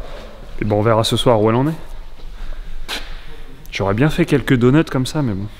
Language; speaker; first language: French; native; French